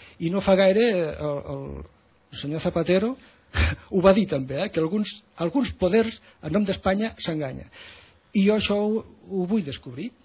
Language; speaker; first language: Catalan; native; Catalan